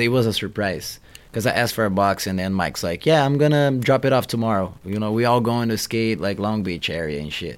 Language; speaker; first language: English; non-native, fluent; Portuguese